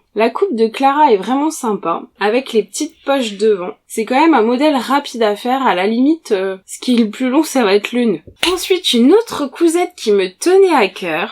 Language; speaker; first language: French; native; French